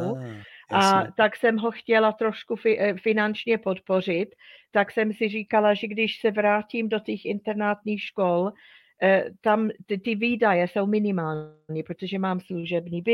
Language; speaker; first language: Czech; non-native, fluent; English